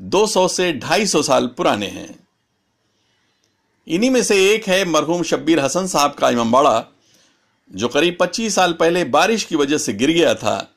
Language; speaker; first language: Urdu; native; Urdu